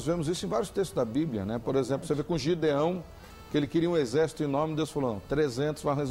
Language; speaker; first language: Portuguese; native; Portuguese